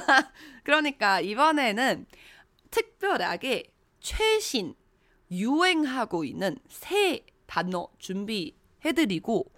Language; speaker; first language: Korean; non-native, fluent; Chinese